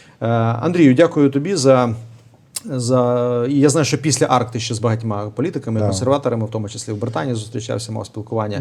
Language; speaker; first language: Ukrainian; native; Ukrainian